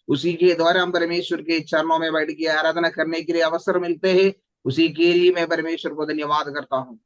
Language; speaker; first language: Hindi; non-native, local second language; Malayalam